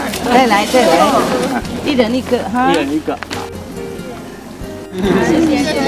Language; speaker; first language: Chinese; non-native, fluent; Vietnamese